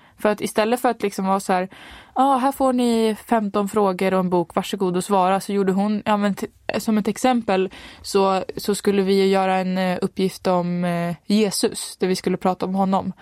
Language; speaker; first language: Swedish; native; Swedish